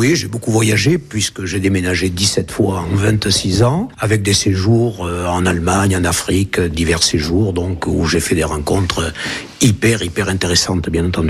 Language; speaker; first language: French; native; French